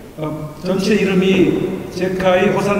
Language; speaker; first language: Korean; native; Korean